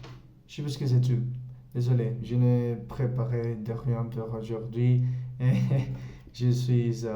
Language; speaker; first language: French; non-native, learner; Spanish